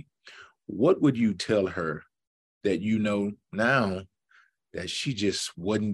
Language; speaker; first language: English; native; English